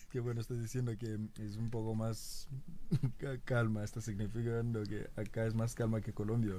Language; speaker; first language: Spanish; non-native, fluent; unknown